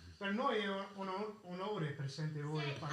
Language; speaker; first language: Italian; early bilingual, heritage; English